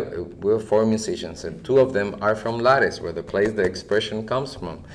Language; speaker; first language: English; non-native, fluent; Spanish